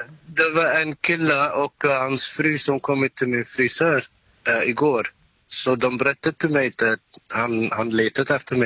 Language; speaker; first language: Swedish; non-native, learner; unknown